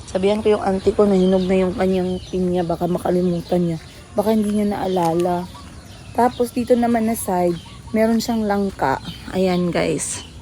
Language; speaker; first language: Filipino; non-native, local second language; Hiligaynon